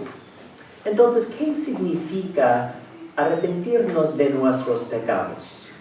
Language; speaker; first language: Spanish; non-native, fluent; English